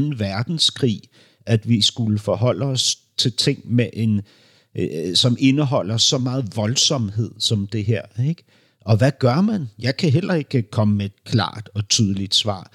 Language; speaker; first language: Danish; native; Danish